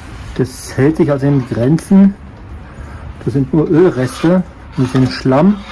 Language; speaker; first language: German; native; German